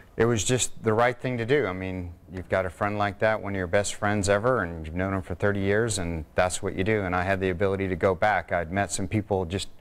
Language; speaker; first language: English; native; English